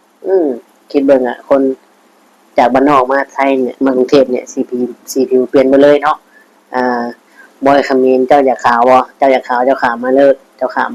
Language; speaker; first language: Thai; non-native, local second language; Lao